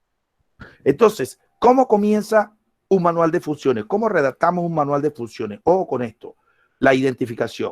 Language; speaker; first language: Spanish; native; Spanish